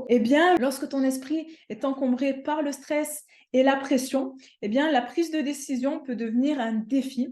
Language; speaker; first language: French; native; French